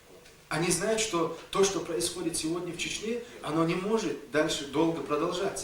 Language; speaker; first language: Russian; non-native, local second language; Chechen